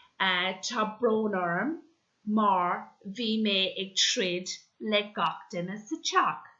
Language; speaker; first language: Irish; non-native, local second language; English